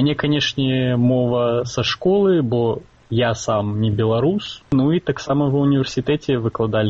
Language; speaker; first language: Belarusian; non-native, local second language; Russian